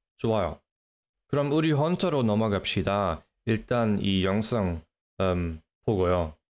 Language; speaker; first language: Korean; non-native, fluent; English